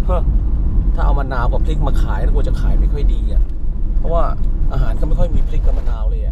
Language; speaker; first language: Thai; native; Thai